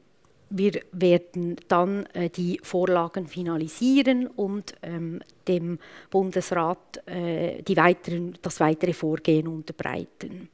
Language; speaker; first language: German; native; German